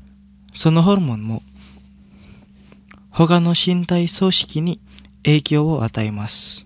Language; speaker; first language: Japanese; non-native, fluent; Indonesian